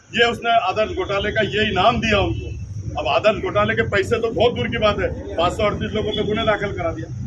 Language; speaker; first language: Hindi; non-native, local second language; Urdu